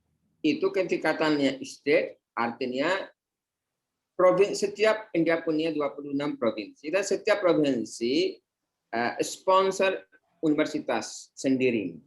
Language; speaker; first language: Indonesian; non-native, fluent; Hindi